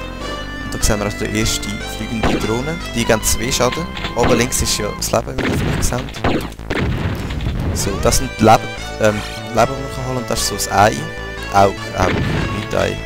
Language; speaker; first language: German; native; German